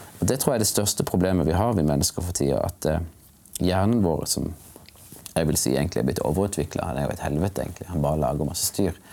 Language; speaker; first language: Norwegian; native; Norwegian